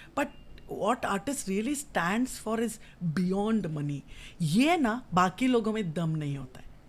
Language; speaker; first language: Hindi; non-native, local second language; Kannada